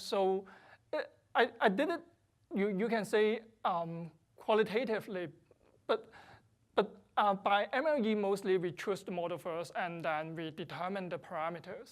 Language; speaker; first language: English; non-native, fluent; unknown